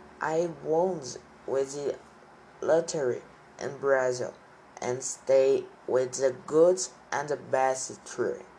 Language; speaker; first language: English; non-native, learner; Portuguese